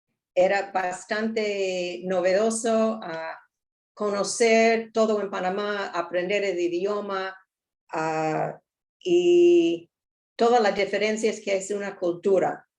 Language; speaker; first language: Spanish; non-native, learner; English